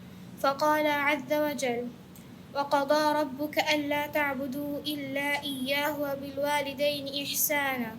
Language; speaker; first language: Arabic; non-native, learner; Bangla